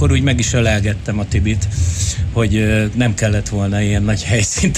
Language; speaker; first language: Hungarian; native; Hungarian